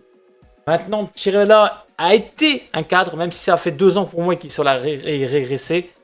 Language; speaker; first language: French; native; French